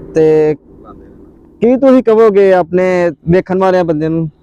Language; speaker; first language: Urdu; non-native, local second language; Punjabi